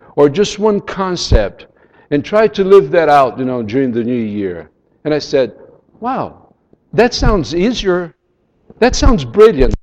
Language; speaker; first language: English; non-native, fluent; Portuguese